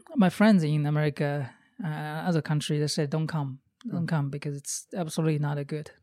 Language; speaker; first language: English; non-native, fluent; Chinese